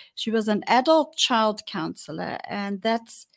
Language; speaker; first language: English; native; English